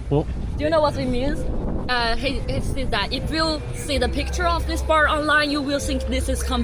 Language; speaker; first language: English; non-native, learner; Chinese